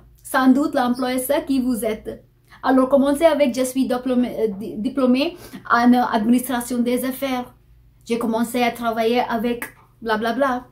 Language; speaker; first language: French; non-native, fluent; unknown